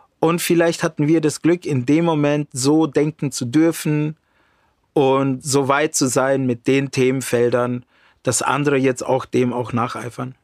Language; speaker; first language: German; early bilingual, other home language; Romany